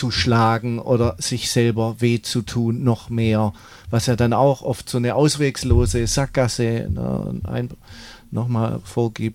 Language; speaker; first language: German; native; German